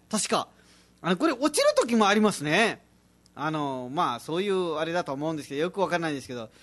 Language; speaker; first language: Japanese; non-native, fluent; Nepali